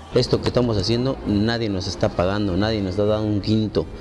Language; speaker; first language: Spanish; native; Spanish